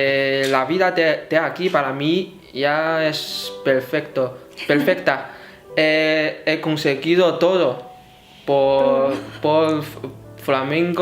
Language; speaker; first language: Spanish; non-native, fluent; Chinese